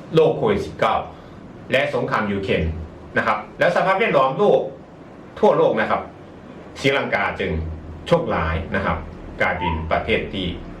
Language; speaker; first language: Thai; non-native, fluent; Chinese